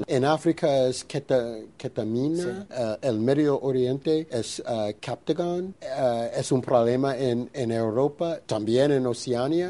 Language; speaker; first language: Spanish; non-native, fluent; English